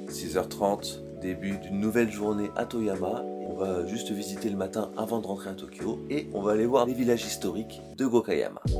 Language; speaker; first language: French; native; French